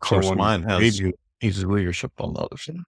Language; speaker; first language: English; native; English